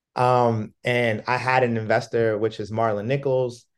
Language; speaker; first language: English; native; English